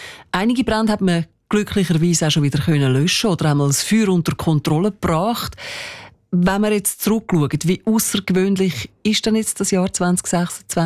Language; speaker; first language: German; native; German